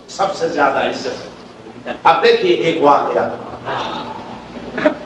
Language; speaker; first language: Urdu; non-native, fluent; Bangla